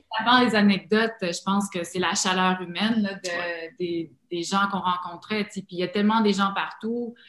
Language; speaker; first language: French; native; French